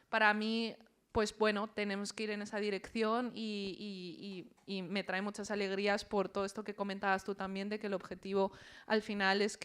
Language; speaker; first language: Spanish; early bilingual, other home language; Chinese